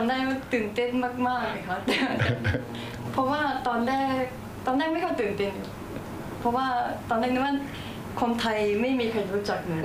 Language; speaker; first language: Thai; early bilingual, heritage; Japanese